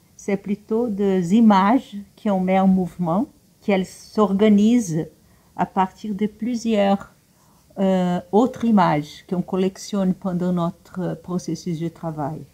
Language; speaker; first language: French; non-native, fluent; Portuguese